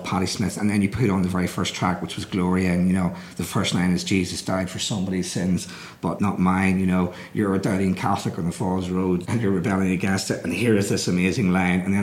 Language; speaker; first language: English; native; English